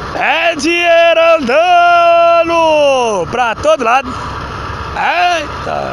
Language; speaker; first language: Portuguese; native; Portuguese